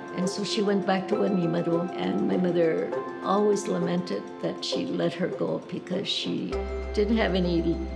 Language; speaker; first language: English; early bilingual, other home language; Spanish